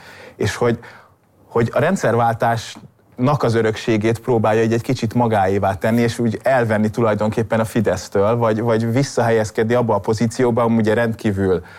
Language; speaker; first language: Hungarian; native; Hungarian